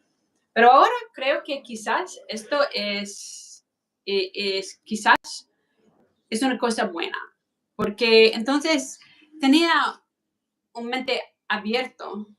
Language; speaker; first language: Spanish; non-native, fluent; English